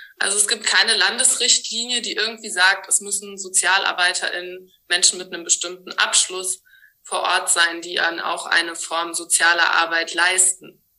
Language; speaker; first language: German; native; German